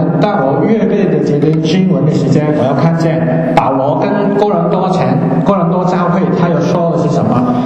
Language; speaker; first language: Chinese; non-native, local second language; Cantonese